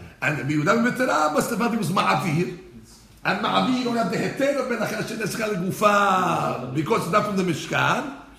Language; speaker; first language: English; native; English